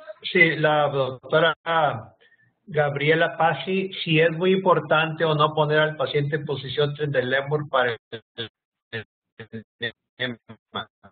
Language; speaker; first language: Spanish; native; Spanish